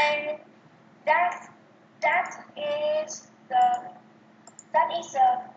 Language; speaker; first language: English; non-native, learner; Vietnamese